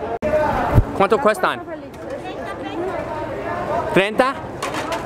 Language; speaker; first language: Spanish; non-native, learner; English